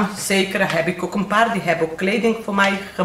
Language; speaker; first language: Dutch; non-native, learner; Portuguese